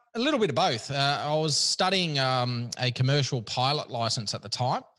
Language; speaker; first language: English; native; English